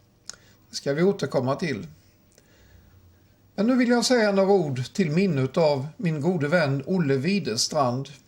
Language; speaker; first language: Swedish; native; Swedish